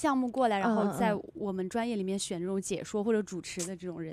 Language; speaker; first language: Chinese; native; Chinese